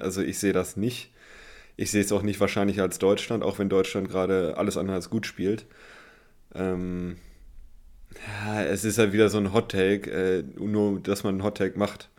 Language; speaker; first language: German; native; German